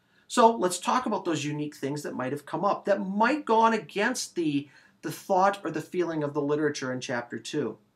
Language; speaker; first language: English; native; English